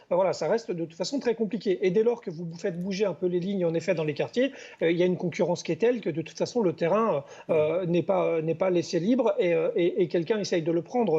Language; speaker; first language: French; native; French